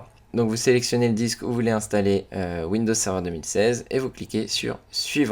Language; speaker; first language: French; native; French